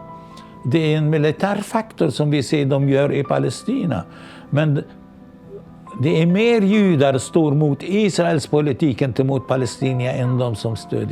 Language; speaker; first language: Swedish; non-native, local second language; Arabic